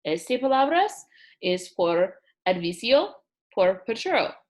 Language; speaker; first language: Spanish; non-native, learner; English